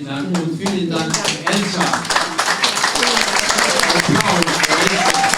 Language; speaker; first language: German; non-native, fluent; English